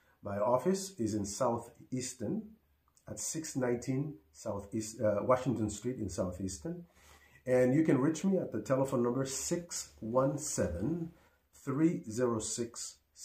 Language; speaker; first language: English; non-native, fluent; Haitian Creole